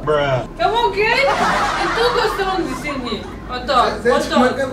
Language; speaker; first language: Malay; non-native, learner; Russian